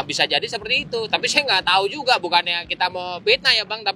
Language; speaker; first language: Indonesian; native; Indonesian